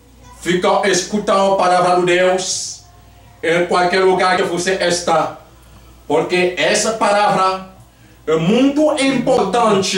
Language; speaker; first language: Portuguese; non-native, learner; Haitian Creole